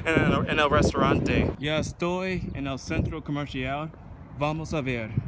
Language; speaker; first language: Spanish; non-native, learner; English